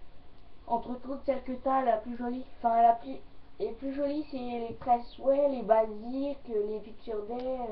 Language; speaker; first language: French; native; French